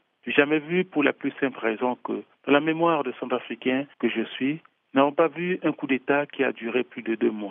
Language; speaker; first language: French; non-native, local second language; Sango